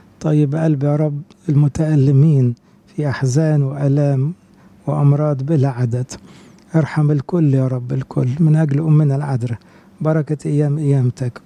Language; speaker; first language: Arabic; native; Arabic